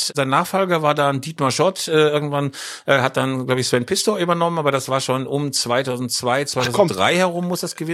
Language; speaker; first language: German; native; German